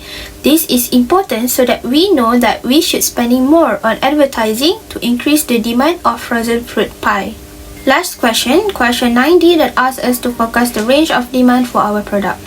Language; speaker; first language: English; non-native, local second language; Malay